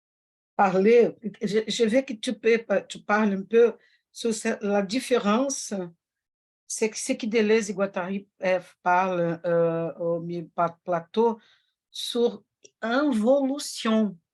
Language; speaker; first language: French; non-native, fluent; Portuguese